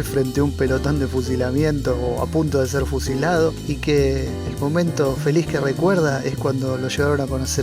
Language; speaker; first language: Spanish; native; Spanish